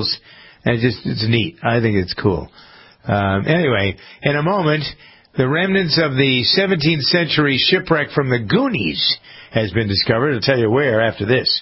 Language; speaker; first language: English; native; English